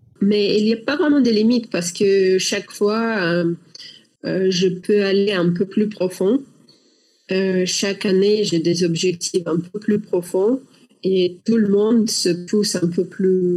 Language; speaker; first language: French; non-native, learner; Russian